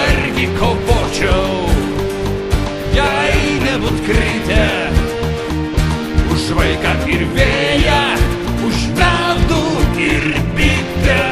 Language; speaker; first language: Lithuanian; native; Lithuanian